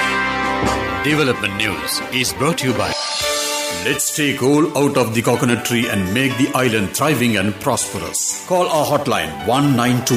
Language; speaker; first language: English; non-native, local second language; Sinhala